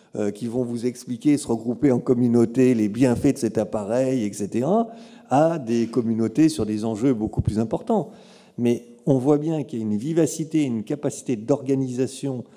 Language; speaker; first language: French; native; French